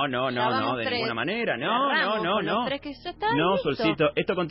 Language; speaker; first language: Spanish; native; Spanish